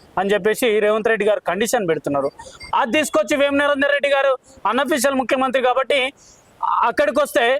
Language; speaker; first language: Telugu; non-native, local second language; Lambadi